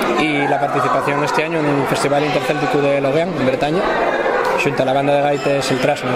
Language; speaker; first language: Spanish; native; Spanish